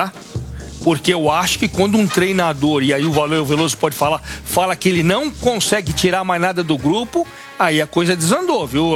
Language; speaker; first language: Portuguese; native; Portuguese